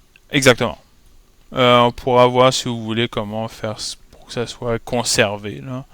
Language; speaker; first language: French; native; French